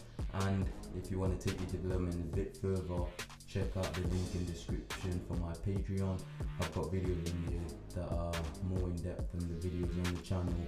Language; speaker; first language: English; native; English